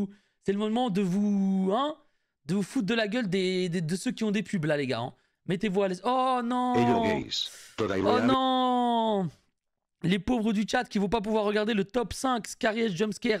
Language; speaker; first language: French; native; French